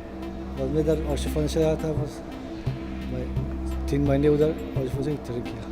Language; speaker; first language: Hindi; non-native, learner; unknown